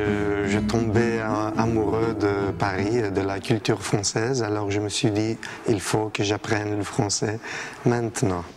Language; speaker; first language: French; non-native, fluent; Greek